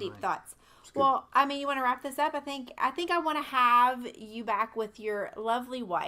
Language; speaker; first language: English; native; English